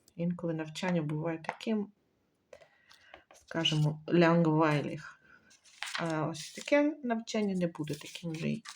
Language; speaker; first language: Ukrainian; native; Ukrainian